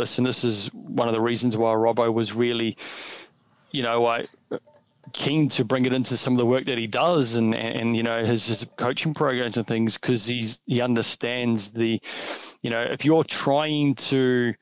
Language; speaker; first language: English; native; English